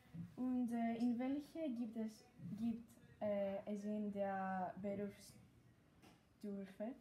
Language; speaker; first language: German; non-native, learner; Greek